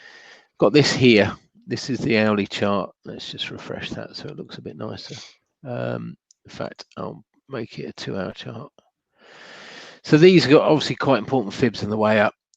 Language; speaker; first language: English; native; English